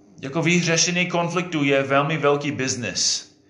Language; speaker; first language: Czech; non-native, fluent; English